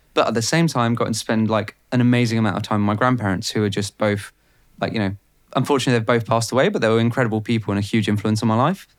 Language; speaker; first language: English; non-native, fluent; Bulgarian